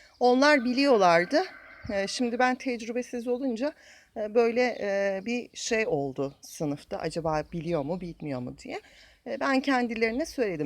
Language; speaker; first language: Turkish; native; Turkish